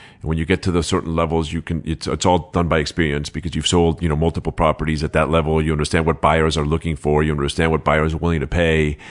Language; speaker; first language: English; early bilingual, other home language; Spanish